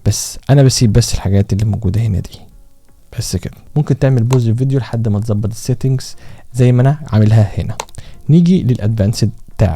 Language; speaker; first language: Arabic; native; Arabic